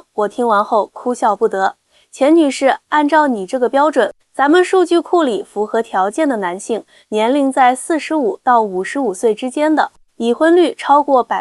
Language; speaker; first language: Chinese; native; Chinese